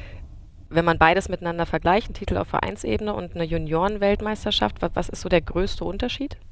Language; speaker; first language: German; native; German